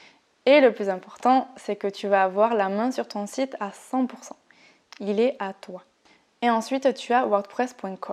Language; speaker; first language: French; native; French